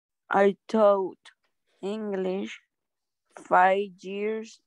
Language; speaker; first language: English; non-native, learner; Spanish